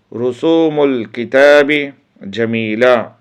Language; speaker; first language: Arabic; non-native, learner; Urdu